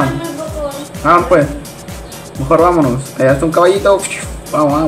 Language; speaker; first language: Spanish; native; Spanish